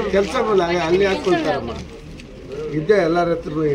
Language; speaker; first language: Kannada; non-native, local second language; Tamil